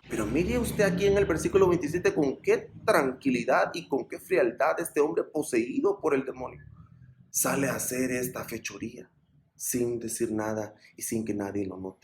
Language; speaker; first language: Spanish; native; Spanish